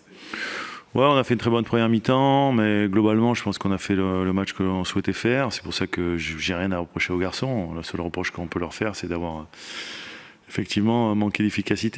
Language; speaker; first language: French; native; French